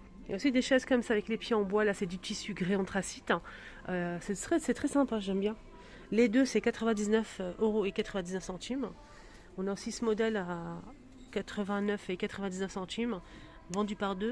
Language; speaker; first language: French; native; French